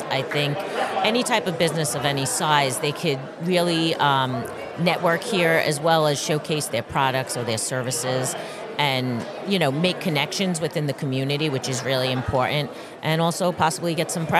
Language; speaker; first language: English; native; English